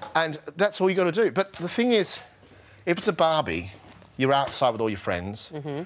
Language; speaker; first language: English; native; English